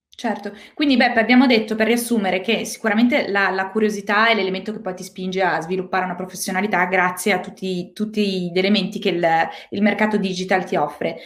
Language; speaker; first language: Italian; native; Italian